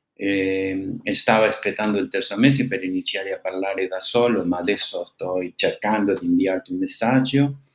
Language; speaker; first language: Italian; non-native, learner; Spanish